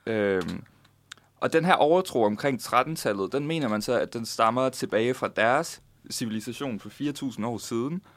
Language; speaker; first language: Danish; native; Danish